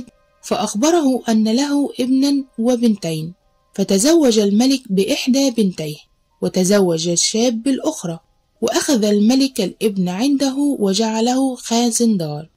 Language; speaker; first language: Arabic; native; Arabic